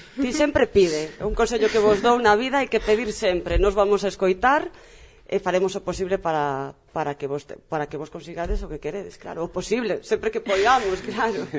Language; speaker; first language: Galician; non-native, local second language; Spanish